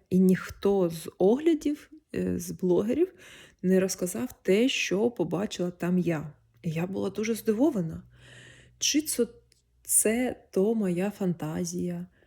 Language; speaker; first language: Ukrainian; non-native, local second language; Russian